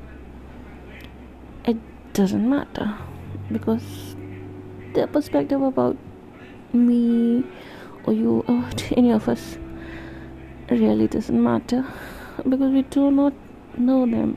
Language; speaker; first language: English; non-native, local second language; Hindi